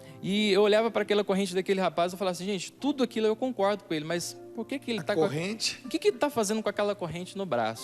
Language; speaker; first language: Portuguese; native; Portuguese